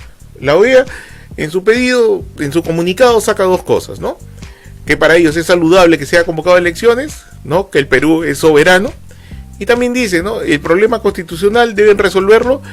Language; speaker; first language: Spanish; native; Spanish